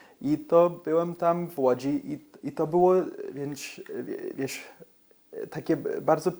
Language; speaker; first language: Polish; early bilingual, heritage; English